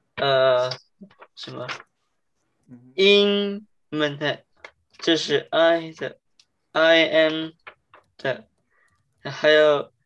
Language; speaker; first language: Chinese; early bilingual, heritage; English